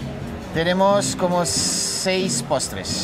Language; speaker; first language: Spanish; non-native, fluent; French